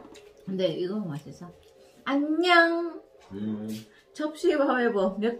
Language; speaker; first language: Korean; non-native, learner; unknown